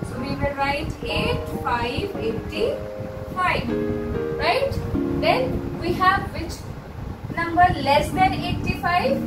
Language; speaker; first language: English; non-native, local second language; Hindi